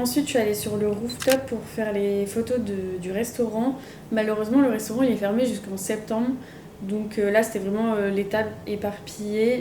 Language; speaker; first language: French; native; French